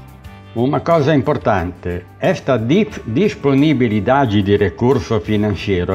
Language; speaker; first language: Portuguese; non-native, learner; Italian